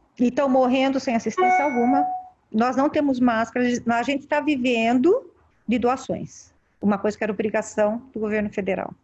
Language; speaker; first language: Portuguese; native; Portuguese